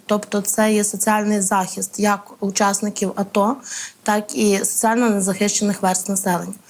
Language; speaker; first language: Ukrainian; native; Ukrainian